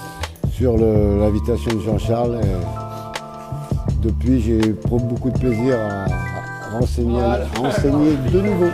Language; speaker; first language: French; native; French